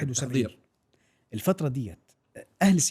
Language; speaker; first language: Arabic; native; Arabic